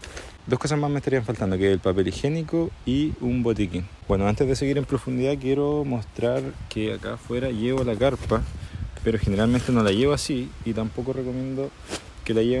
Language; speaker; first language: Spanish; native; Spanish